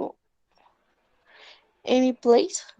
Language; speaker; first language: English; non-native, learner; Spanish